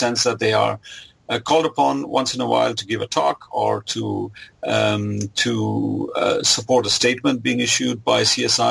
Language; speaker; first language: English; non-native, local second language; German